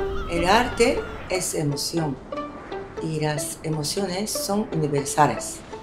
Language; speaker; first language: Spanish; non-native, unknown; Japanese